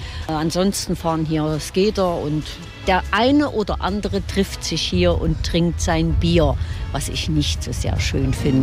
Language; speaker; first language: German; native; German